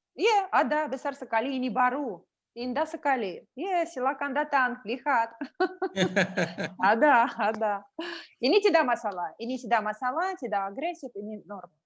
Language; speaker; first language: Indonesian; non-native, learner; Russian